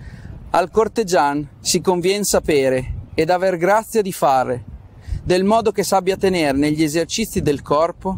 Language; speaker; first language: Italian; native; Italian